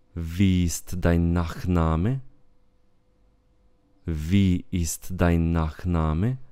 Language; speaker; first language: German; non-native, fluent; Romanian